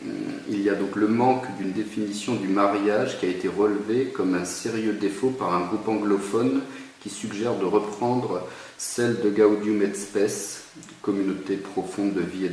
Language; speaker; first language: French; native; French